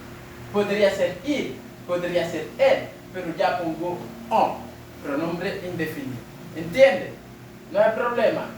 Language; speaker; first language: Spanish; non-native, fluent; French